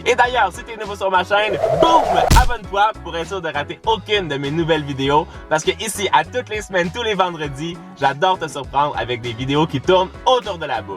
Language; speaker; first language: French; native; French